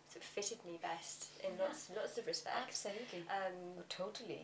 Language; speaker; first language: English; native; English